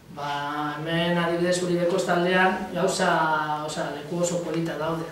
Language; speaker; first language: Basque; native; Basque